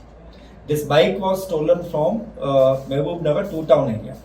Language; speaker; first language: Telugu; non-native, local second language; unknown